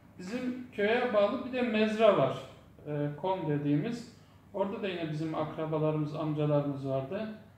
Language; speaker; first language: Turkish; non-native, local second language; Zaza